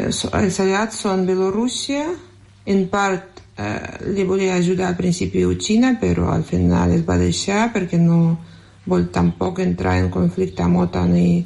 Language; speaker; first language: Catalan; non-native, fluent; Russian